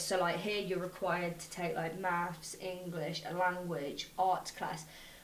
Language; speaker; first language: English; native; English